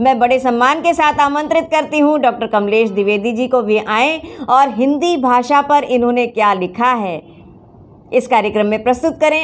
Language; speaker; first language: Hindi; native; Hindi